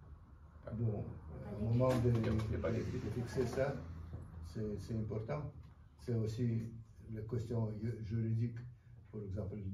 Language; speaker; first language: French; non-native, fluent; Russian